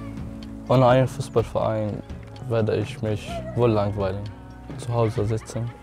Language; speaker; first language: German; non-native, learner; Arabic